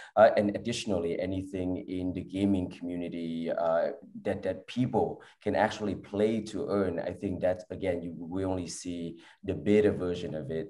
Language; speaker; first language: English; early bilingual, other home language; Vietnamese